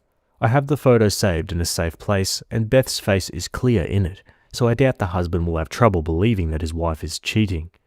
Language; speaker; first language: English; native; English